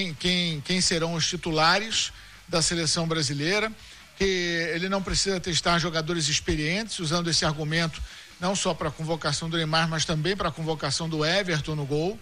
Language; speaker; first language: Portuguese; native; Portuguese